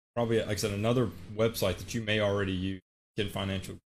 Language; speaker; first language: English; native; English